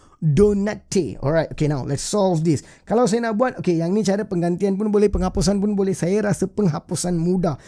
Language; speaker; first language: Malay; native; Malay